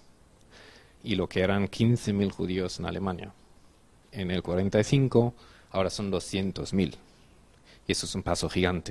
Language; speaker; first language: Spanish; non-native, fluent; German